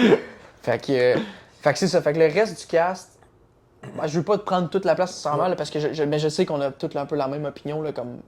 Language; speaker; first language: French; native; French